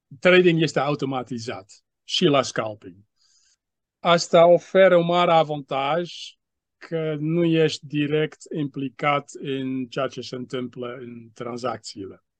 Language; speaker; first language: Romanian; non-native, fluent; Dutch